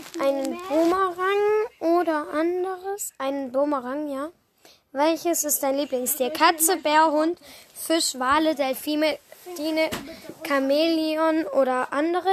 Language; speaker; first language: German; native; German